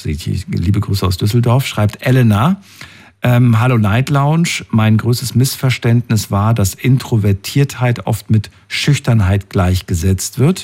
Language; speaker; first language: German; native; German